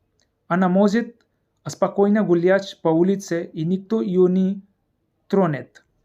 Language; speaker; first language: Russian; non-native, learner; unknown